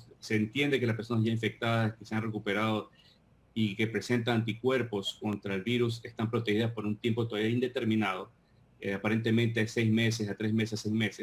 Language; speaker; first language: Spanish; native; Spanish